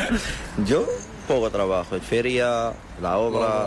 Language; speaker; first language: Spanish; non-native, learner; Arabic